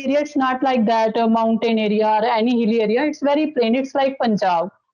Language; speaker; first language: English; non-native, local second language; Dogri